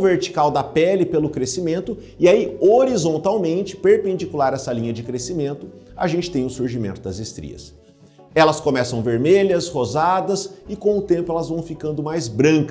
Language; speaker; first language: Portuguese; native; Portuguese